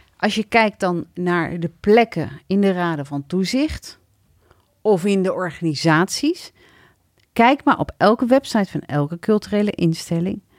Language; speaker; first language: Dutch; early bilingual, other home language; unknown